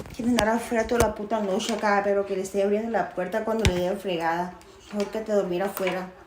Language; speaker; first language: Spanish; early bilingual, other home language; English